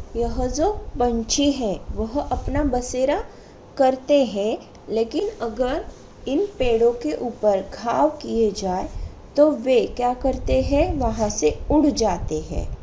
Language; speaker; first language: Hindi; non-native, local second language; Marathi